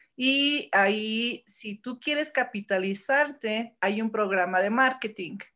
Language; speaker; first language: Spanish; early bilingual, heritage; Spanish